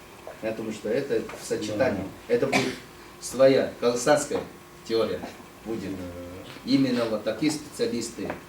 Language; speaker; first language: Russian; non-native, fluent; Chinese